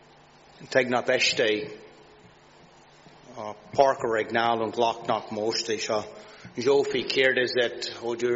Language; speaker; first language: Hungarian; non-native, learner; English